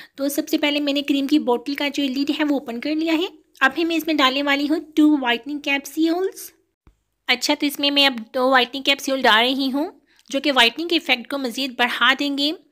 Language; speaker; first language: Urdu; native; Urdu